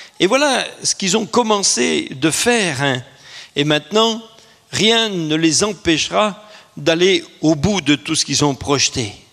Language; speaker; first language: French; native; French